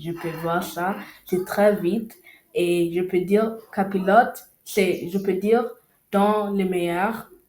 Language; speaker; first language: French; non-native, learner; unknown